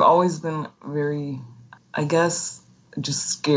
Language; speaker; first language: English; non-native, fluent; Spanish